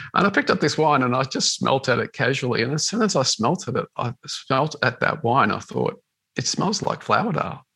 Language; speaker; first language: English; native; English